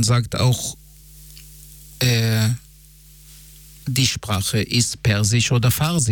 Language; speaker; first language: German; non-native, fluent; Hebrew